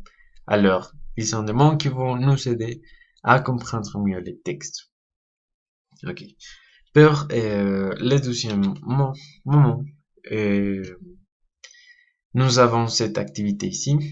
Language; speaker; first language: French; non-native, learner; Spanish